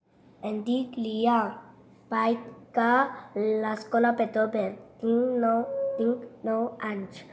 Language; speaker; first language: Catalan; non-native, learner; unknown